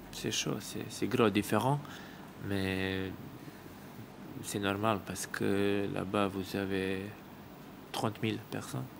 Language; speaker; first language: French; non-native, learner; Serbian